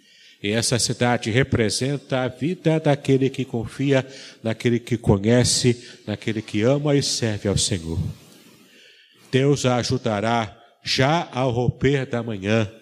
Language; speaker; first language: Portuguese; native; Portuguese